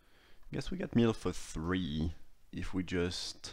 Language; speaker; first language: English; non-native, fluent; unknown